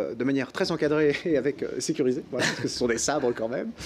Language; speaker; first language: French; native; French